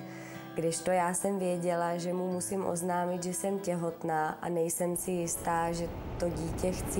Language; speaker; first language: Czech; native; Czech